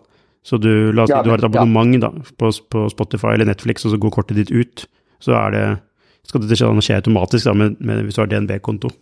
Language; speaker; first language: Norwegian; native; Norwegian